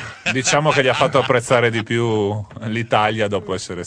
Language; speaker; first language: Italian; native; Italian